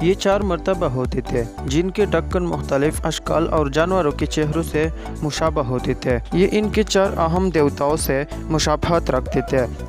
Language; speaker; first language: Urdu; native; Urdu